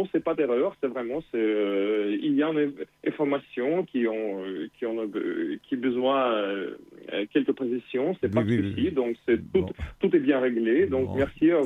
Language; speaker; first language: French; non-native, fluent; Russian